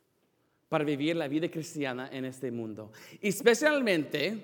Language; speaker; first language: Spanish; non-native, fluent; English